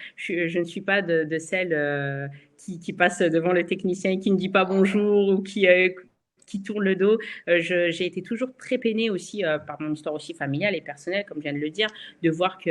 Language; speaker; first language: French; native; French